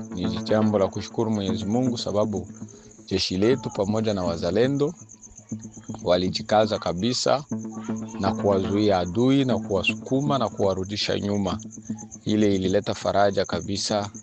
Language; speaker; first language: Swahili; native; Swahili